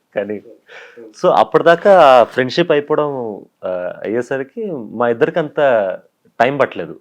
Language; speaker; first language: Telugu; native; Telugu